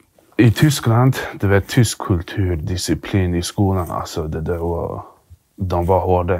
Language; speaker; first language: Swedish; early bilingual, other home language; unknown